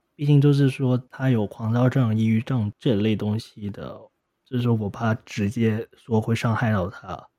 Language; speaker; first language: Chinese; non-native, local second language; Cantonese